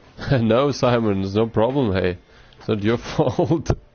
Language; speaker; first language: English; non-native, learner; German